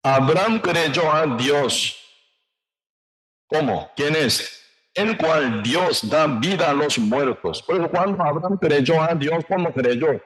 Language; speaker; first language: Spanish; non-native, learner; Korean